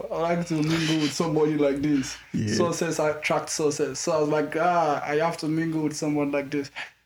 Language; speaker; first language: English; non-native, local second language; Igbo